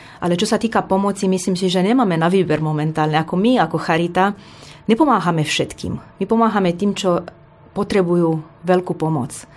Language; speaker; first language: Slovak; non-native, fluent; Romanian